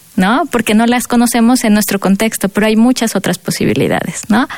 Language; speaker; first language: Spanish; native; Spanish